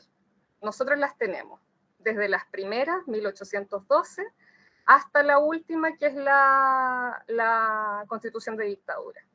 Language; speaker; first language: Spanish; native; Spanish